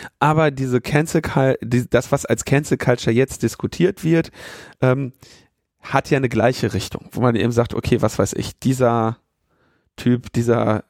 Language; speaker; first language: German; native; German